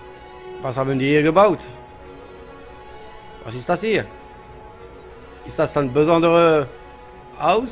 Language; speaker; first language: German; non-native, learner; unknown